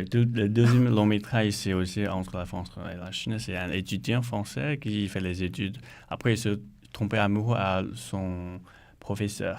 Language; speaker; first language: French; non-native, learner; Chinese